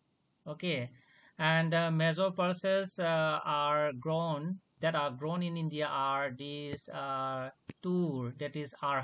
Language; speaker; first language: English; non-native, local second language; Manipuri